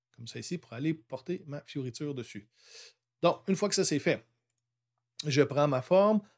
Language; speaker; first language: French; native; French